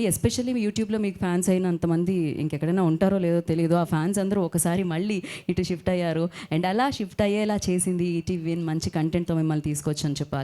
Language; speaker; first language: Telugu; native; Telugu